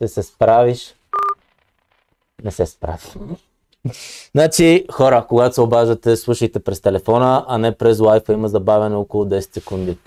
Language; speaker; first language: Bulgarian; native; Bulgarian